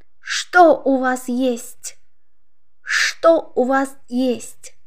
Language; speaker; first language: Russian; non-native, local second language; Uzbek